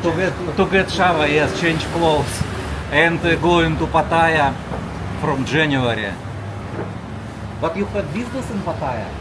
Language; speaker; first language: English; non-native, learner; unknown